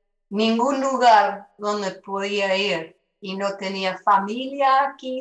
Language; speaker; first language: Spanish; early bilingual, other home language; English